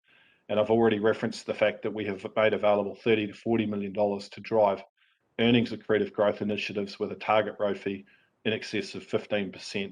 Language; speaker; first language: English; native; English